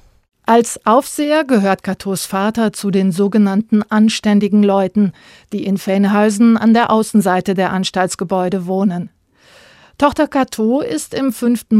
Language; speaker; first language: German; native; German